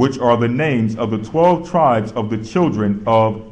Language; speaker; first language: English; native; English